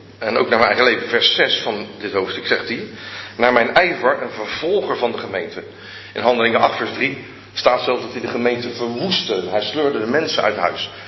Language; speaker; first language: Dutch; native; Dutch